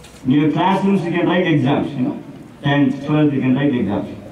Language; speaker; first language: English; non-native, local second language; Tamil